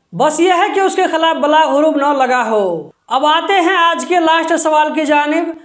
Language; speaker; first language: Hindi; native; Hindi